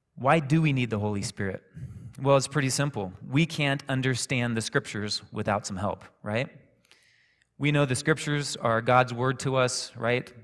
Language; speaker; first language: English; native; English